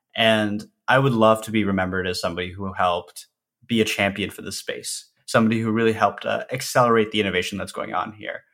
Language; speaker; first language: English; early bilingual, other home language; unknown